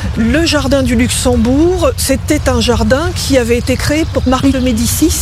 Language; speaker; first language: French; native; French